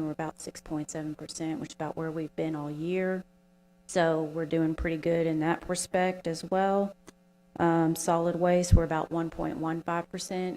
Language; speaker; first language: English; native; English